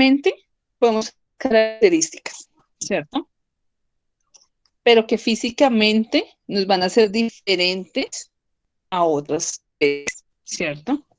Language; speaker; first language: Spanish; native; Spanish